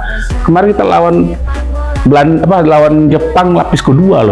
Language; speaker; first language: Indonesian; native; Indonesian